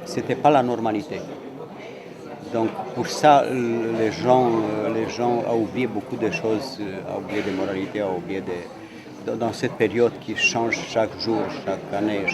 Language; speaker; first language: French; non-native, fluent; Romanian